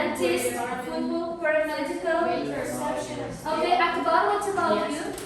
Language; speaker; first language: English; non-native, fluent; Uzbek